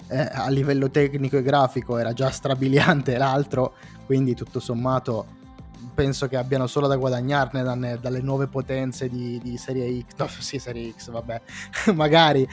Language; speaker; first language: Italian; native; Italian